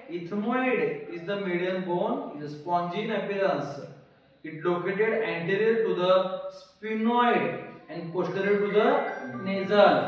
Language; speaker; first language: English; non-native, local second language; Marathi